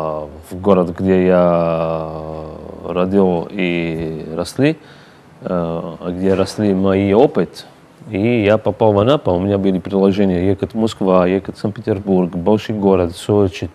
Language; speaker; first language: Russian; non-native, learner; Italian